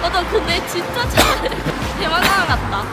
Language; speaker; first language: Korean; non-native, learner; Chinese